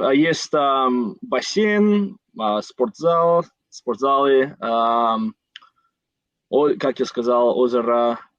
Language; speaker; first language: Russian; non-native, learner; English